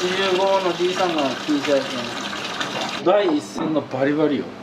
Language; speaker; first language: Japanese; native; Japanese